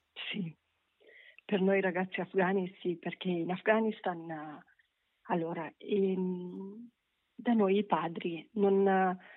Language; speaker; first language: Italian; non-native, fluent; Persian